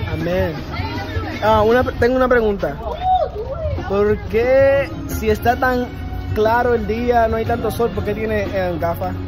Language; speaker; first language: Spanish; early bilingual, heritage; English